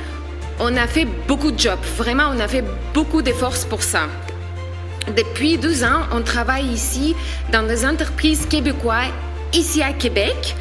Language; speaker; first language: French; non-native, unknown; Ukrainian